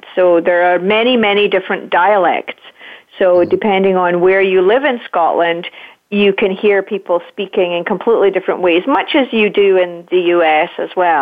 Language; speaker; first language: English; native; English